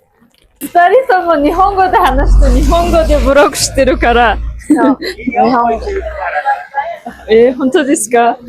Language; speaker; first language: Japanese; non-native, fluent; Mongolian